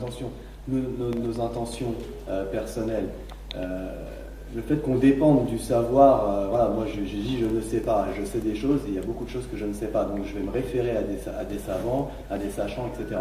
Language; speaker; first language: French; native; French